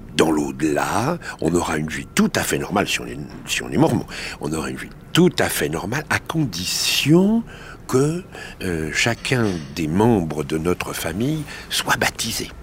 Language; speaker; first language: French; native; French